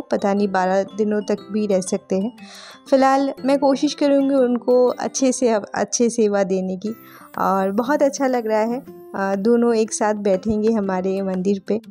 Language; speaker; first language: Hindi; non-native, local second language; Bangla